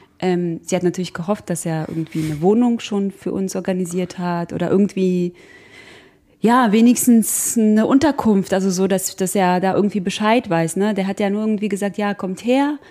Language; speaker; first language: German; early bilingual, other home language; Croatian